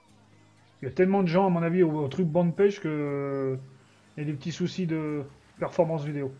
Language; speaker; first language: French; native; French